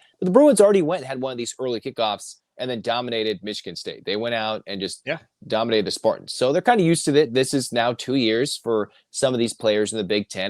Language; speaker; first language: English; native; English